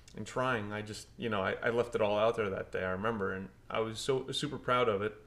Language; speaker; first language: English; early bilingual, other home language; Portuguese